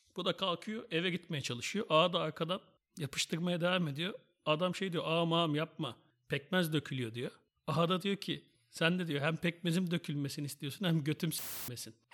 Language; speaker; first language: Turkish; native; Turkish